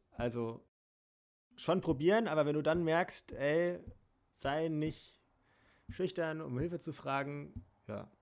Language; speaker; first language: German; native; German